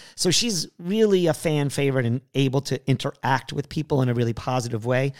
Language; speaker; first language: English; native; English